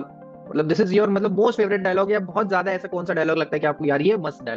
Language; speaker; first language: Hindi; native; Hindi